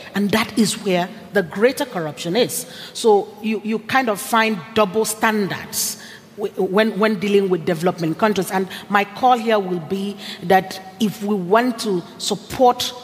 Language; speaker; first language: English; non-native, local second language; Igbo